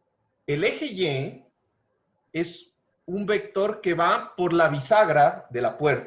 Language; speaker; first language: Spanish; native; Spanish